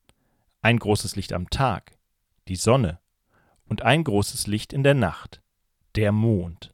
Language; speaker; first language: German; native; German